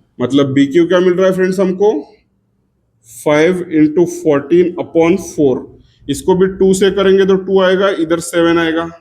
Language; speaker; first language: Hindi; non-native, local second language; Marathi